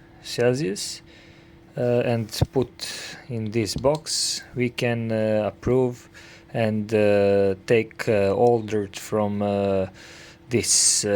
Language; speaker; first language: English; non-native, learner; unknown